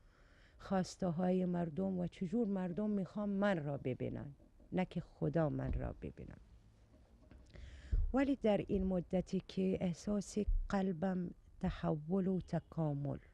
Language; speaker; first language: Persian; non-native, learner; Arabic